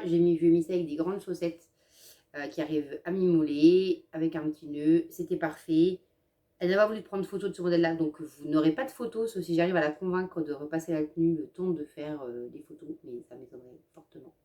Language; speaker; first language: French; native; French